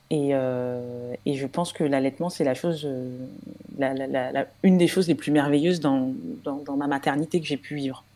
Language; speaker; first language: French; native; French